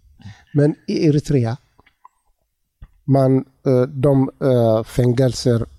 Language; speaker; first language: Swedish; non-native, learner; Tigrinya